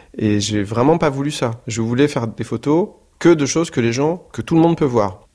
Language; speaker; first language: French; native; French